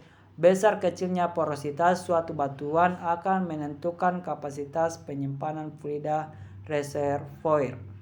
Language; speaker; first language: Indonesian; native; Indonesian